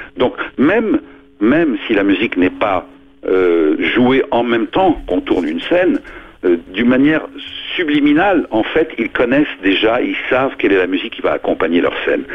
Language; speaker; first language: French; non-native, local second language; Arabic